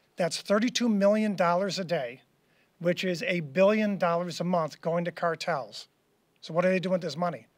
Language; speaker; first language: English; native; English